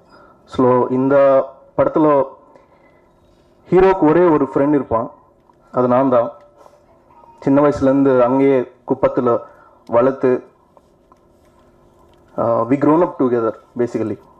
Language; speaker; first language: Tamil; non-native, fluent; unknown